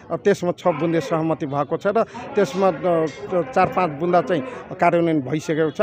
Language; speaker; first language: Nepali; non-native, local second language; Dangaura Tharu